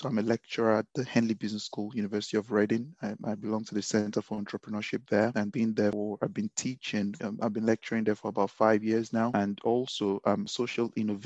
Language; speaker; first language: English; non-native, local second language; Yoruba